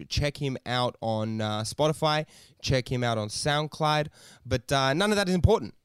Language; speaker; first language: English; native; English